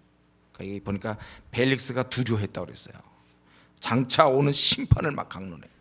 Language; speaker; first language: Korean; native; Korean